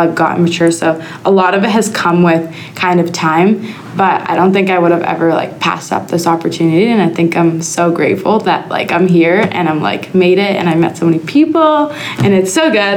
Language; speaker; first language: English; native; English